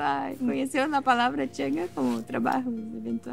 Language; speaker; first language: Spanish; non-native, learner; Portuguese